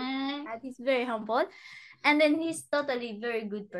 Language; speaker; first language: English; non-native, learner; Cebuano